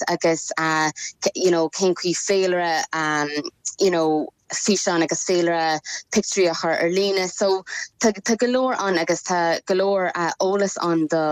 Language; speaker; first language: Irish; non-native, local second language; English